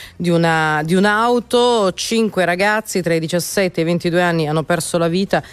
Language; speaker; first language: Italian; native; Italian